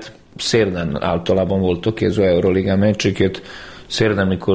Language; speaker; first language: Hungarian; non-native, fluent; Serbian